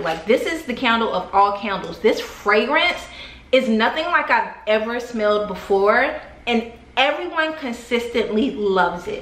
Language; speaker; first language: English; native; English